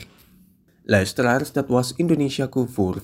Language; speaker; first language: Dutch; non-native, fluent; Indonesian